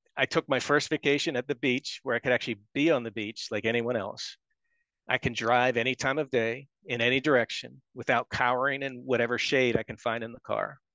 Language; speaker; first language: English; native; English